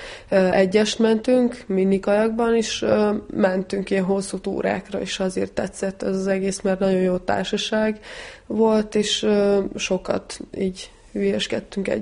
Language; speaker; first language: Hungarian; non-native, fluent; Serbian